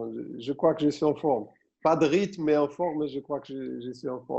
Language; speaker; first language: French; non-native, fluent; Portuguese